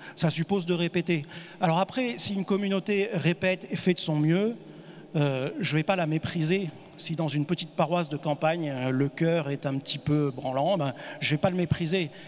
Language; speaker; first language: French; native; French